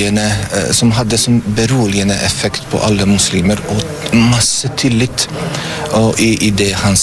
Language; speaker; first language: Norwegian; non-native, fluent; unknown